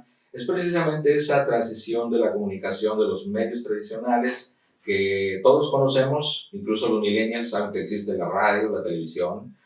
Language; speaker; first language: Spanish; native; Spanish